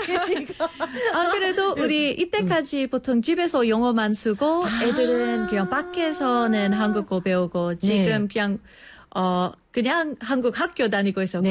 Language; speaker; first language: Korean; non-native, fluent; English